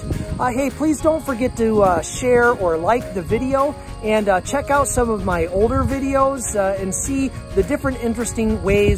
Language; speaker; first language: English; native; English